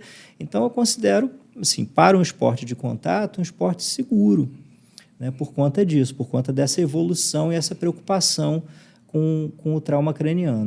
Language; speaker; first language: Portuguese; native; Portuguese